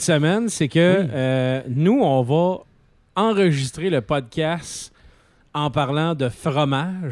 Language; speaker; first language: French; native; French